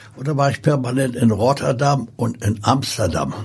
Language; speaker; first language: German; early bilingual, other home language; Polish